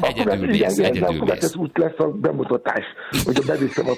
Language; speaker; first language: Hungarian; non-native, learner; Yoruba